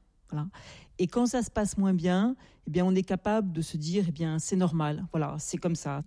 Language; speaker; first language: French; native; French